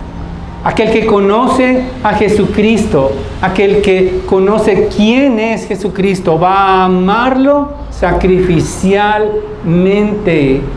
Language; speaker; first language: Spanish; native; Spanish